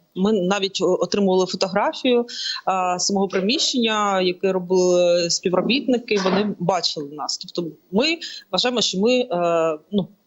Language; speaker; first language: Ukrainian; native; Ukrainian